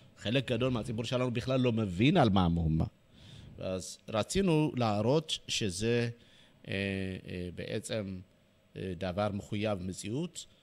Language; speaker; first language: Hebrew; non-native, fluent; Amharic